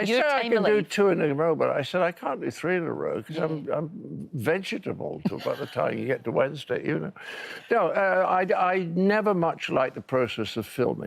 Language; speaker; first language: English; native; English